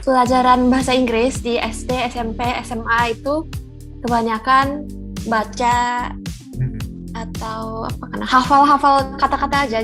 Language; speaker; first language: Indonesian; non-native, fluent; Japanese